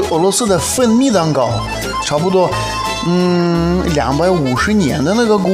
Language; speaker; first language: Chinese; non-native, learner; Russian